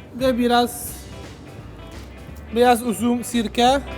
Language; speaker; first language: Turkish; non-native, learner; Italian